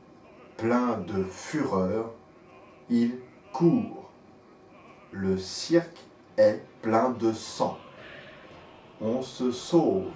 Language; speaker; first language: French; native; French